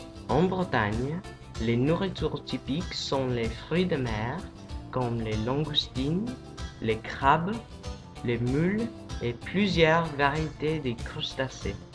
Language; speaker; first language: French; non-native, learner; English